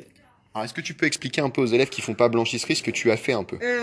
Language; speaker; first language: French; native; French